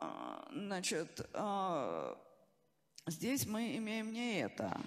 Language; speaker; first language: Russian; native; Russian